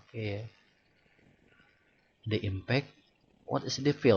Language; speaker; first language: English; non-native, learner; Indonesian